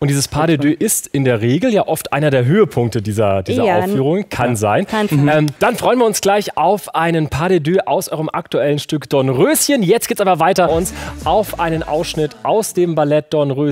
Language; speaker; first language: German; native; German